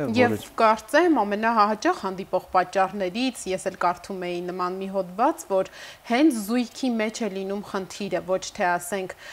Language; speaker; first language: Armenian; native; Armenian